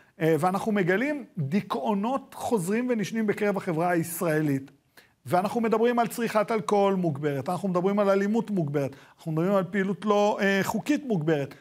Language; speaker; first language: Hebrew; native; Hebrew